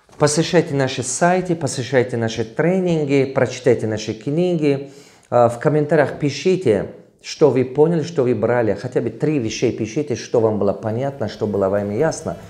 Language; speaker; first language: Russian; non-native, local second language; Tajik